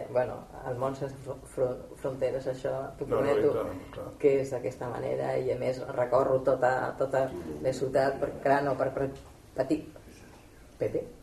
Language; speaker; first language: Catalan; non-native, local second language; Spanish